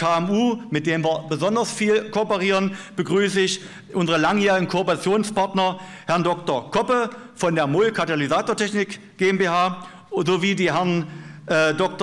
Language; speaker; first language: German; native; German